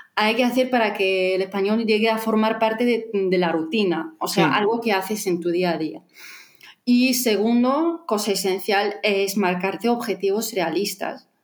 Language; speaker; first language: Spanish; non-native, fluent; Russian